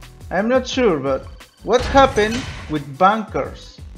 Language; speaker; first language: English; non-native, learner; Spanish